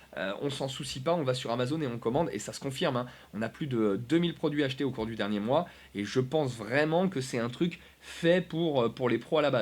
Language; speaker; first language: French; native; French